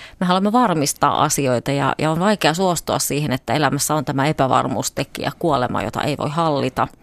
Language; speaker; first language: Finnish; native; Finnish